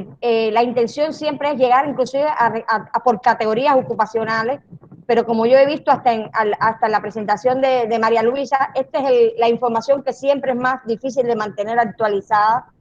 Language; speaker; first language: Spanish; native; Spanish